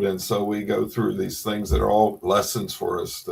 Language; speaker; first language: English; native; English